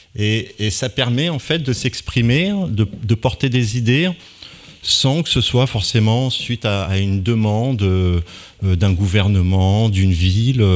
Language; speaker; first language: French; native; French